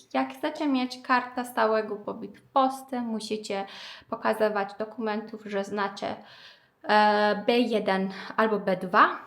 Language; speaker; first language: Polish; non-native, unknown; Persian